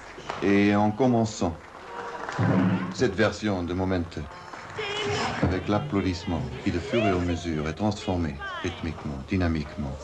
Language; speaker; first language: French; non-native, fluent; German